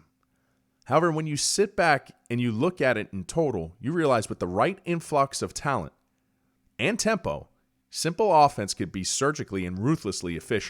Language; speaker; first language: English; native; English